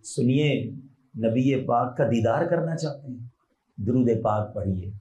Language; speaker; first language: Urdu; native; Urdu